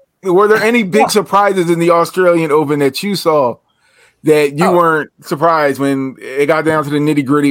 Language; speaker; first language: English; native; English